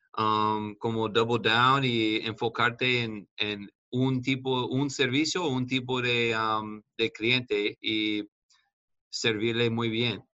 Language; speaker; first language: Spanish; non-native, fluent; English